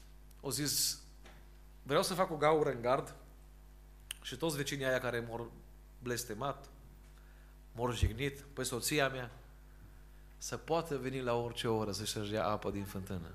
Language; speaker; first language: Romanian; native; Romanian